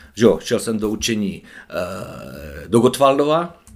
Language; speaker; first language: Czech; native; Czech